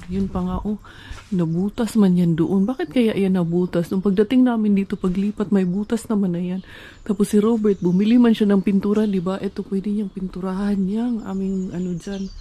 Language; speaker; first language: Filipino; non-native, local second language; Cebuano